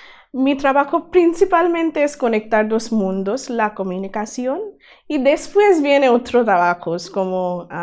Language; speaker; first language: Spanish; non-native, learner; Bangla